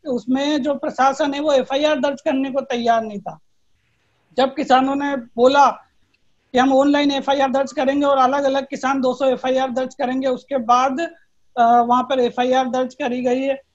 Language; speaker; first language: Hindi; native; Hindi